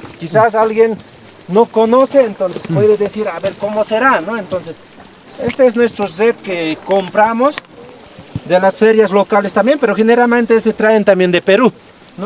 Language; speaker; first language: Spanish; non-native, local second language; Aymara